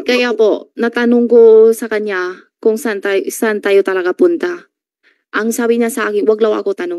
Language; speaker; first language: Filipino; non-native, learner; Chinese